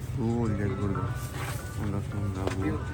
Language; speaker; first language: Turkish; non-native, learner; Urdu